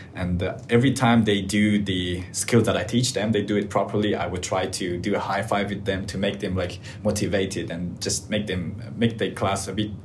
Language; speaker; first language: English; non-native, fluent; Persian